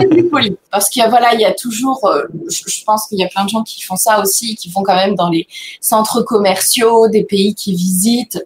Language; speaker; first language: French; native; French